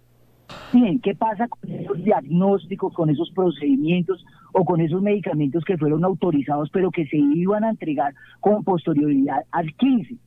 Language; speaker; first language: Spanish; native; Spanish